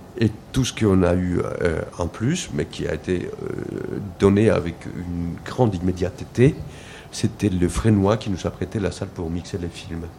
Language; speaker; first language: French; native; French